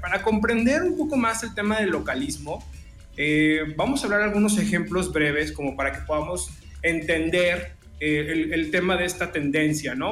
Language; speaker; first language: Spanish; native; Spanish